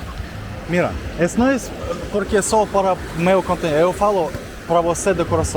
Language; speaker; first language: Portuguese; non-native, learner; Russian